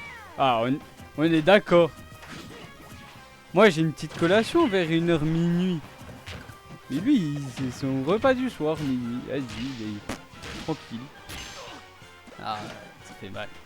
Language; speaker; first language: French; native; French